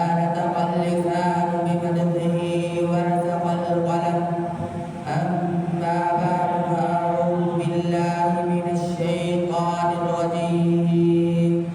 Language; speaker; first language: Arabic; non-native, fluent; Urdu